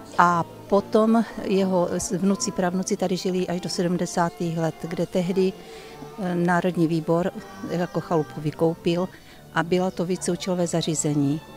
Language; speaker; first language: Czech; native; Czech